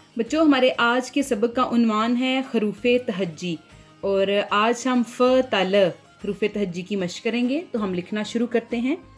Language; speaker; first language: Hindi; non-native, local second language; Punjabi